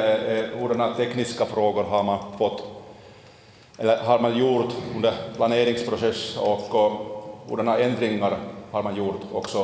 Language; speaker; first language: Swedish; non-native, local second language; Finnish